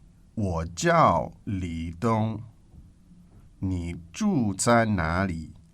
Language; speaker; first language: Chinese; non-native, learner; English